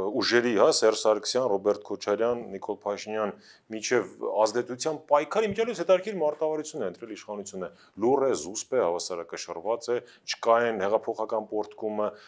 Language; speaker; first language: Armenian; native; Armenian